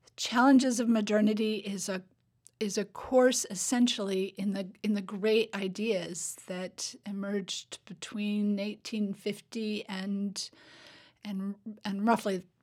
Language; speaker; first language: English; native; English